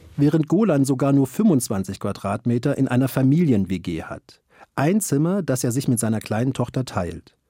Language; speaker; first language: German; native; German